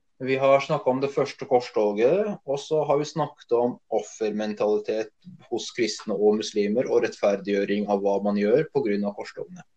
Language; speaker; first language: Norwegian; early bilingual, other home language; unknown